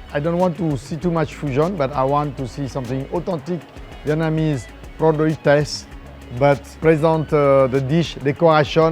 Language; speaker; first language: English; non-native, fluent; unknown